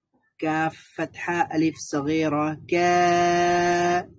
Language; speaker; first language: Arabic; non-native, learner; Bangla